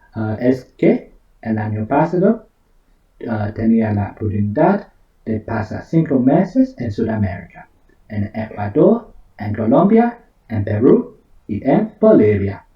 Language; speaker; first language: Spanish; non-native, fluent; English